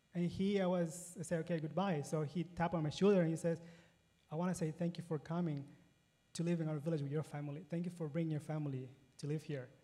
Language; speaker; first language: English; non-native, fluent; Spanish